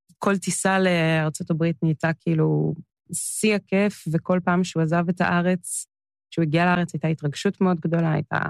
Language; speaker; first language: Hebrew; early bilingual, other home language; English